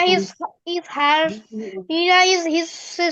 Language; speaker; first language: English; non-native, learner; Bangla